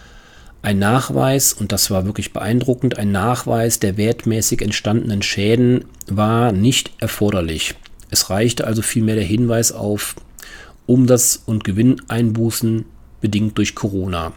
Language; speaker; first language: German; native; German